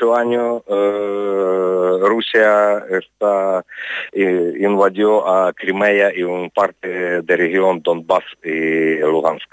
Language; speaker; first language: Spanish; non-native, fluent; Ukrainian